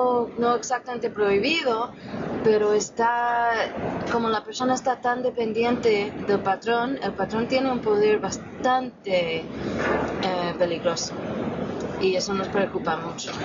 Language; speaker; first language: Spanish; non-native, fluent; English